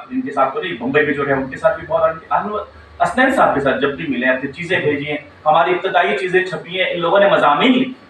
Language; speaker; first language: Urdu; non-native, local second language; Konkani